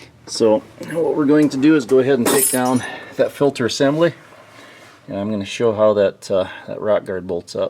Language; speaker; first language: English; native; English